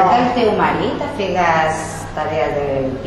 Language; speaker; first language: Catalan; non-native, learner; Spanish